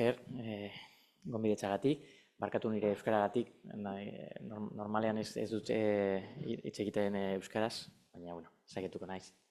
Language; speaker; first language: Basque; non-native, local second language; Spanish